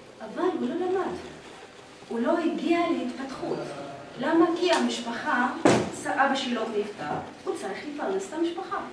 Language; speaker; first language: Hebrew; non-native, local second language; Arabic